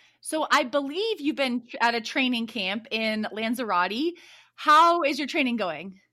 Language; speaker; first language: English; native; English